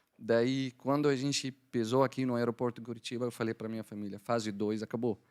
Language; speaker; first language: Portuguese; non-native, fluent; Arabic